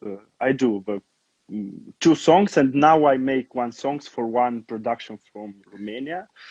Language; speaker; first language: English; non-native, learner; Romanian